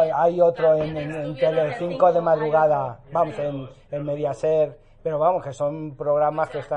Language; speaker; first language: Spanish; native; Spanish